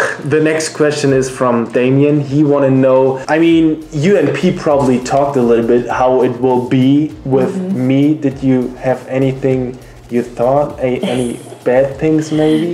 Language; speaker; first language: English; non-native, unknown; German